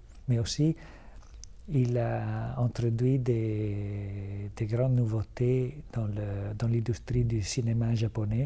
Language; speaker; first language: French; non-native, fluent; Italian